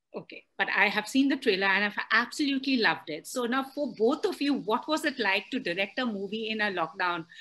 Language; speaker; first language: English; non-native, local second language; Hindi